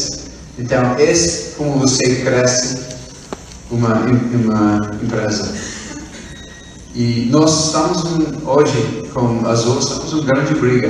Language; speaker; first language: Portuguese; non-native, fluent; English